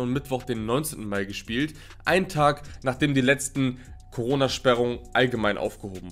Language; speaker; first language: German; native; German